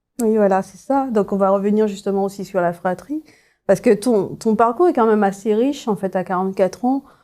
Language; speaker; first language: French; native; French